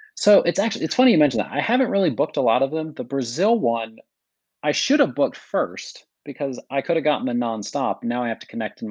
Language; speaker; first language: English; native; English